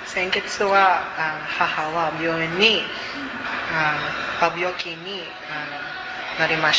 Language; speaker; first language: Japanese; non-native, learner; Cebuano